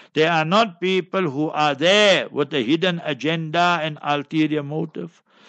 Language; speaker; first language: English; native; English